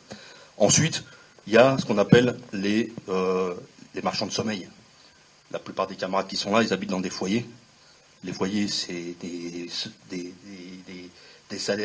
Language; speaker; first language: French; native; French